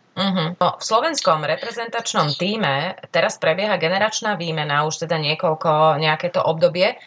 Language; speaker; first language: Slovak; native; Slovak